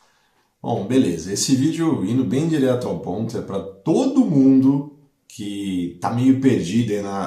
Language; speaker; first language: Portuguese; native; Portuguese